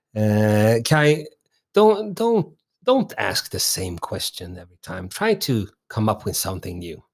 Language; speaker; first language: English; native; English